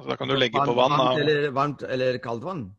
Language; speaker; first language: Norwegian; non-native, fluent; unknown